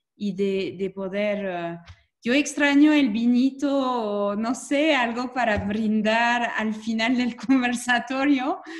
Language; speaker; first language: Spanish; non-native, fluent; French